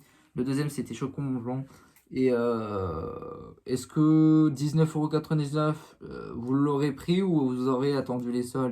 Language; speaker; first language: French; native; French